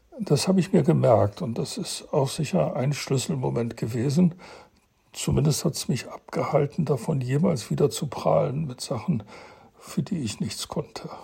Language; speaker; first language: German; early bilingual, heritage; German